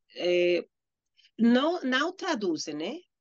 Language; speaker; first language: Portuguese; non-native, learner; Spanish